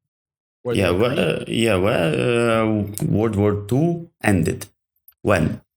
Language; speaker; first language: English; non-native, learner; Ukrainian